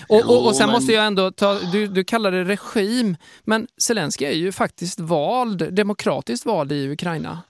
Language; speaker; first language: Swedish; native; Swedish